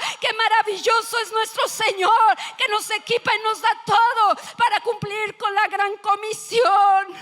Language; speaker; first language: Spanish; native; Spanish